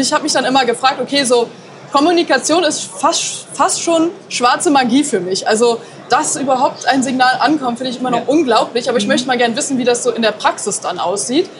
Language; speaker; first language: German; native; German